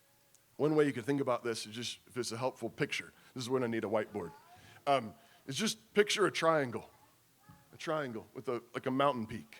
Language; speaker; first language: English; native; English